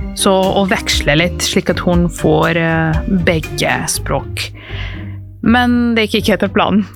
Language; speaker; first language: Norwegian; non-native, fluent; Serbian